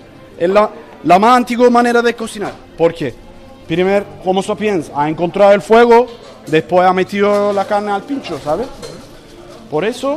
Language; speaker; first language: Spanish; non-native, learner; Turkish